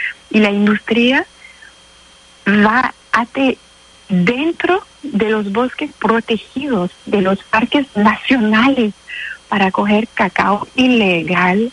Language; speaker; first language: Spanish; non-native, fluent; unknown